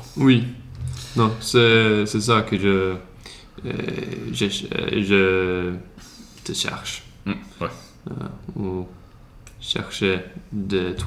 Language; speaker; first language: French; non-native, learner; Swedish